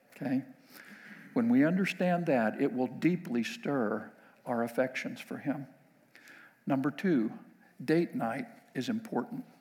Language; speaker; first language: English; native; English